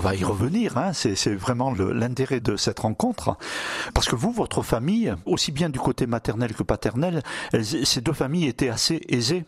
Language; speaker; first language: French; native; French